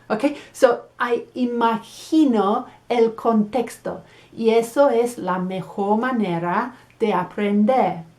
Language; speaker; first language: Spanish; non-native, fluent; English